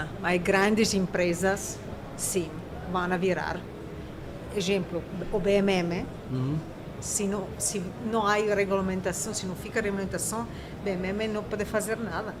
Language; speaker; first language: Portuguese; non-native, fluent; Italian